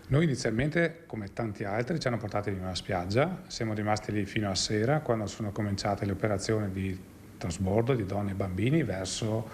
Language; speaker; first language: Italian; native; Italian